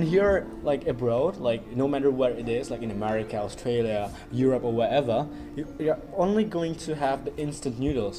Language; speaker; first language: English; non-native, fluent; Vietnamese